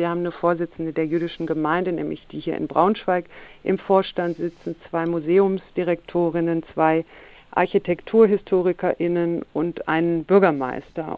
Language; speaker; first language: German; native; German